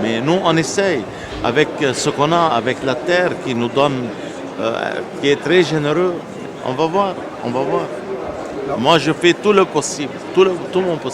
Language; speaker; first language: French; non-native, local second language; Arabic